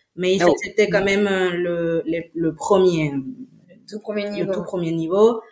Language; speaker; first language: French; non-native, fluent; Spanish